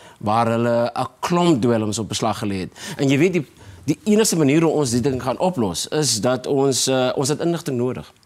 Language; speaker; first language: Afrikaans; native; Afrikaans